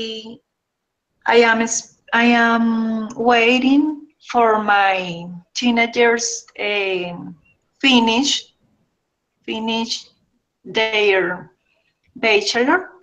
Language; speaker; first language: English; non-native, learner; Spanish